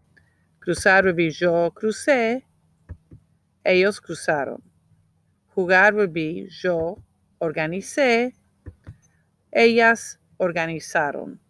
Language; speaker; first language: Spanish; non-native, fluent; English